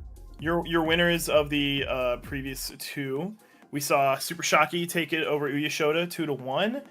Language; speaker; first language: English; native; English